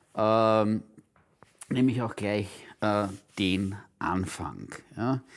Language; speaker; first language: German; non-native, local second language; Turkish